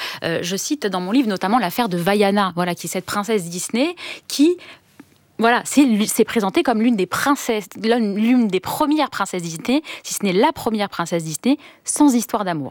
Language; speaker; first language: French; native; French